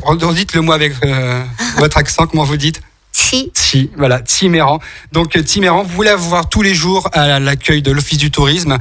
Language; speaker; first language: French; native; French